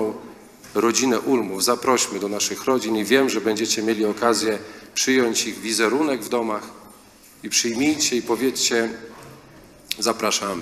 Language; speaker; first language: Polish; native; Polish